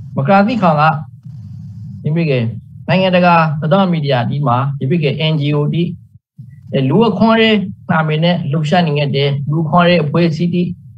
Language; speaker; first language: Burmese; native; Burmese